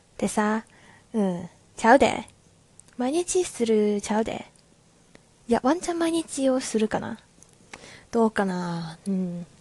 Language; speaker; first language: Japanese; non-native, learner; Chinese